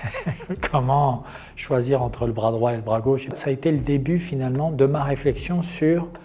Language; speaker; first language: French; non-native, local second language; Arabic